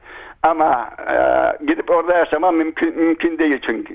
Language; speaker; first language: Turkish; non-native, local second language; Kurdish